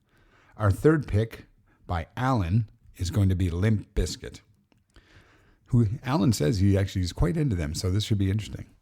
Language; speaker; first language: English; native; English